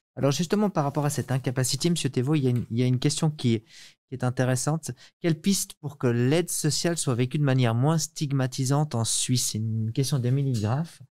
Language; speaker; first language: French; native; French